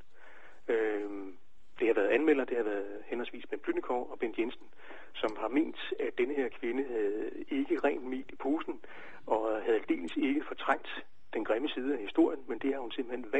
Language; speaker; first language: Danish; native; Danish